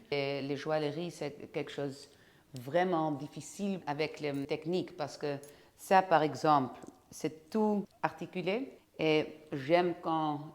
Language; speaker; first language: French; non-native, fluent; Dutch